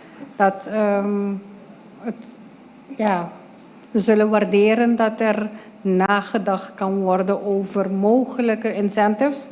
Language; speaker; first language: Dutch; non-native, local second language; Papiamento